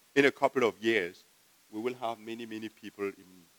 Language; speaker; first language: English; non-native, fluent; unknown